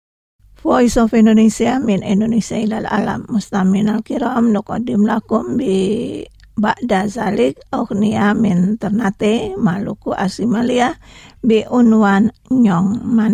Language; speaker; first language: Arabic; non-native, fluent; Indonesian